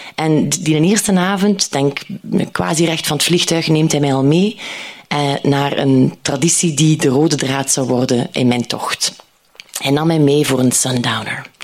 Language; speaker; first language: Dutch; native; Dutch